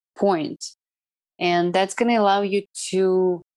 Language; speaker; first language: English; non-native, fluent; Russian